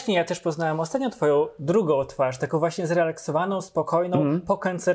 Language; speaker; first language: Polish; native; Polish